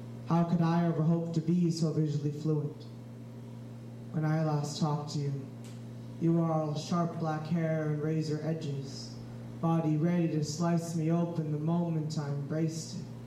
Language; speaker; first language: English; native; English